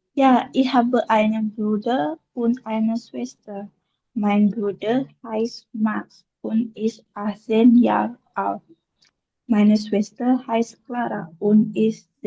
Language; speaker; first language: German; non-native, learner; Indonesian